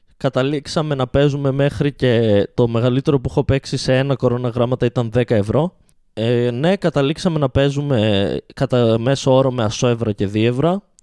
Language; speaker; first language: Greek; native; Greek